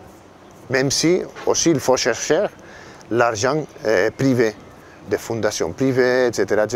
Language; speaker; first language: French; non-native, fluent; Catalan